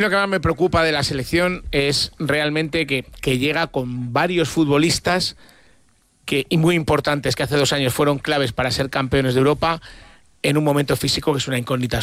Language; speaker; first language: Spanish; native; Spanish